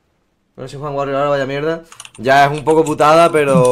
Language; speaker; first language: Spanish; native; Spanish